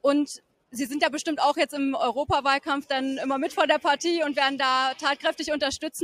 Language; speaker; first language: German; native; German